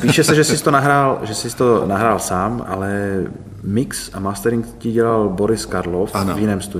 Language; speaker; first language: Czech; native; Czech